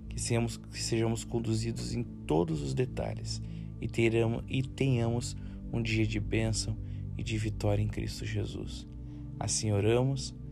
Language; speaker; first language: Portuguese; native; Portuguese